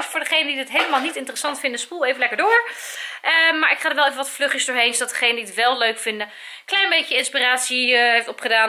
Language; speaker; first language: Dutch; native; Dutch